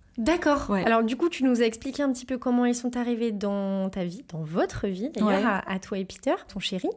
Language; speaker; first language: French; native; French